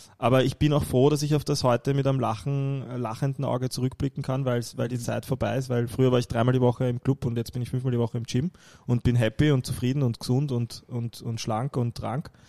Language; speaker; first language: German; native; German